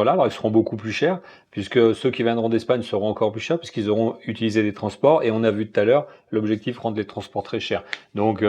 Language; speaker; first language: French; native; French